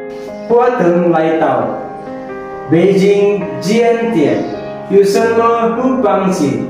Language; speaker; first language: Chinese; non-native, learner; Indonesian